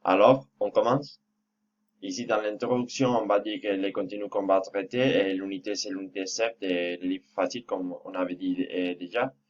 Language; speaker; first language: French; non-native, fluent; Spanish